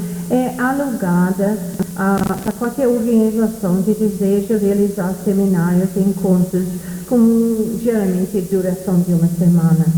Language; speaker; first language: Portuguese; non-native, fluent; English